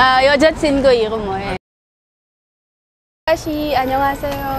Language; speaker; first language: Korean; non-native, learner; Filipino